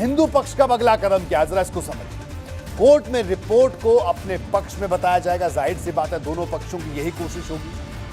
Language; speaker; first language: Hindi; native; Hindi